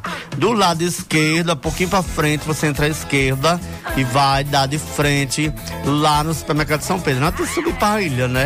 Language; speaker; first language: Portuguese; native; Portuguese